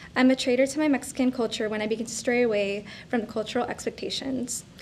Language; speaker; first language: English; native; English